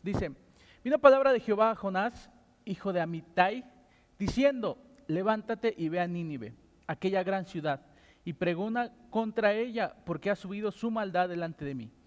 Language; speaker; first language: Spanish; native; Spanish